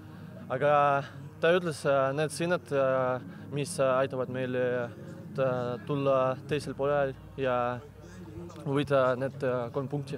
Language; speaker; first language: Estonian; non-native, local second language; Russian